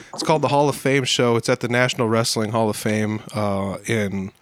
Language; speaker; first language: English; native; English